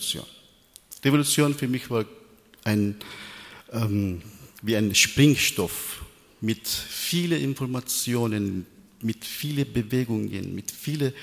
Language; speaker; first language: German; non-native, learner; Persian